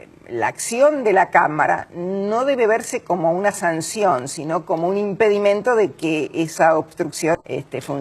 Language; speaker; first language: Spanish; native; Spanish